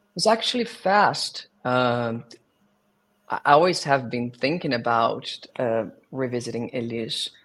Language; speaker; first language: English; non-native, fluent; Portuguese